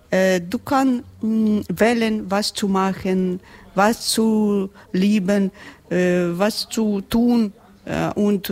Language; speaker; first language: German; non-native, learner; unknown